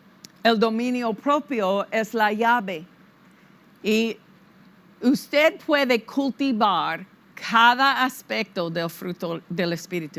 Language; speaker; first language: Spanish; non-native, fluent; English